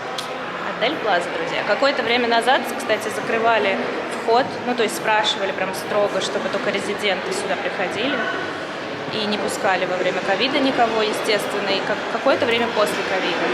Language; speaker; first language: Russian; native; Russian